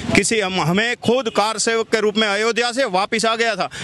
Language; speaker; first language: Hindi; non-native, local second language; Gujarati